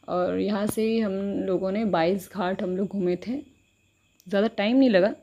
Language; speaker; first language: Hindi; non-native, local second language; Bangla